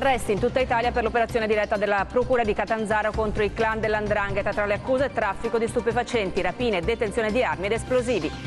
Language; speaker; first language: Italian; native; Italian